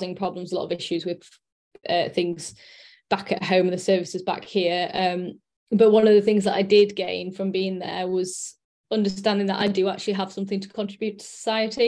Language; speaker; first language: English; native; English